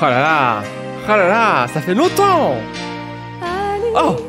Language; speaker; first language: French; native; French